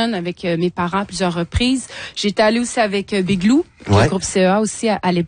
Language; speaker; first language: French; early bilingual, other home language; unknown